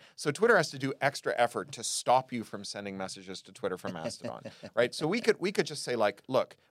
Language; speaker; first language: English; native; English